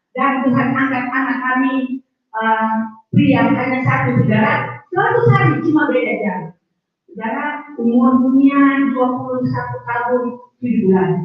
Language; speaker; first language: Indonesian; native; Indonesian